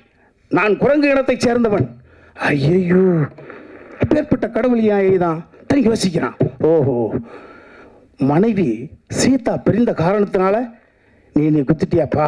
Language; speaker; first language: Tamil; native; Tamil